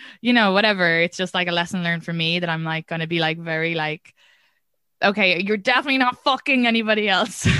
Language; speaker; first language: English; native; English